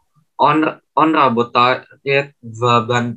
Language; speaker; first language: Russian; non-native, learner; Indonesian